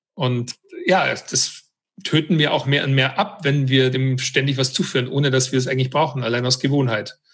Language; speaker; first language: German; native; German